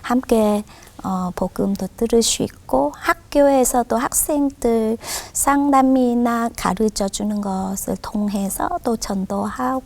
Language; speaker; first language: Korean; non-native, fluent; Vietnamese